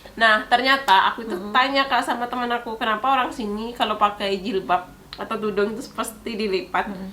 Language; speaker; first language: Indonesian; non-native, local second language; Javanese